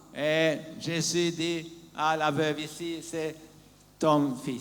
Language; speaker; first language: French; non-native, learner; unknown